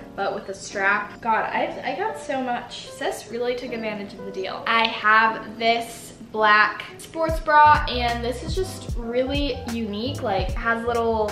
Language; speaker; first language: English; native; English